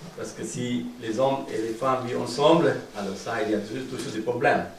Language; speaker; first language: French; non-native, fluent; Sinhala